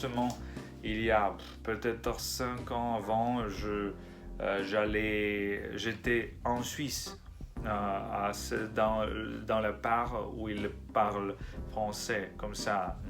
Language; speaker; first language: French; non-native, learner; Russian